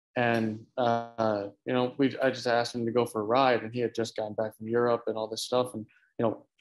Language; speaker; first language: English; native; English